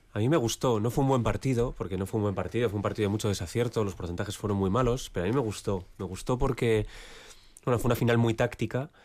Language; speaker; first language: Spanish; native; Spanish